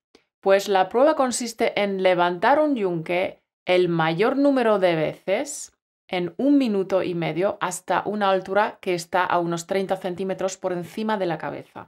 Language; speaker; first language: Spanish; native; Spanish